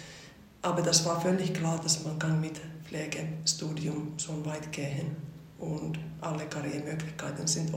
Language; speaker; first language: German; non-native, fluent; Finnish